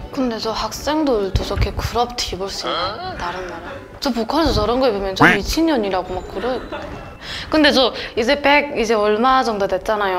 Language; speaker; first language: Korean; native; Korean